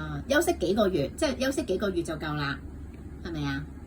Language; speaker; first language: Cantonese; native; Cantonese